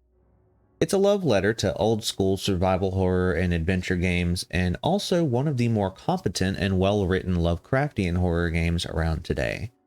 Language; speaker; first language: English; native; English